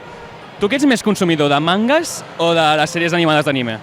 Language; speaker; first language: Catalan; native; Catalan